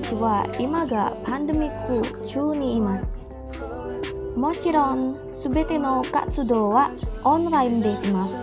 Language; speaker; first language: Japanese; non-native, learner; Indonesian